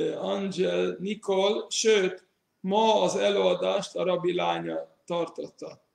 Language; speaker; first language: Hungarian; non-native, fluent; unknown